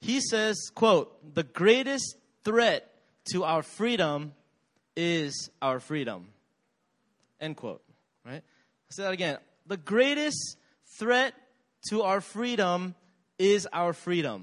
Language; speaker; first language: English; native; English